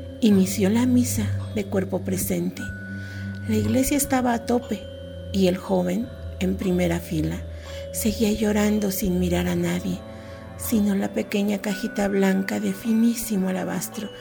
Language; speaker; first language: Spanish; native; Spanish